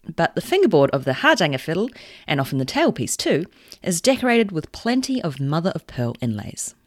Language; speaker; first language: English; native; English